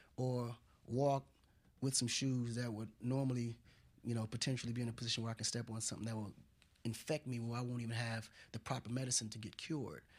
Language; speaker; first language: English; non-native, fluent; Wolof